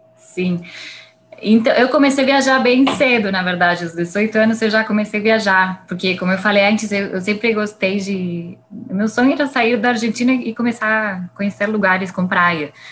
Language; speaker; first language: Portuguese; non-native, fluent; Spanish